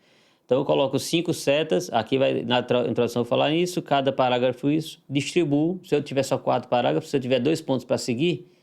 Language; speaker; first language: Portuguese; native; Portuguese